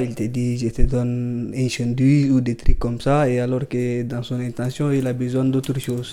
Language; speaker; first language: French; non-native, fluent; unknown